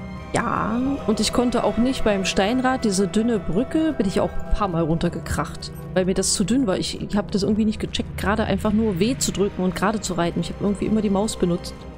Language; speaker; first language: German; native; German